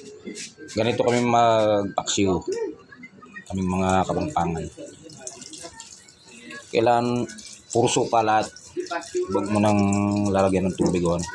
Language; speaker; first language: Filipino; non-native, local second language; Pampanga